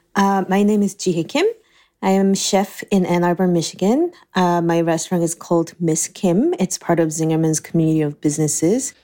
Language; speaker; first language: English; non-native, fluent; Korean